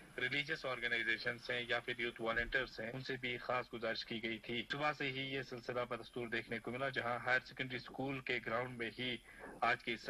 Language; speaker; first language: Urdu; non-native, local second language; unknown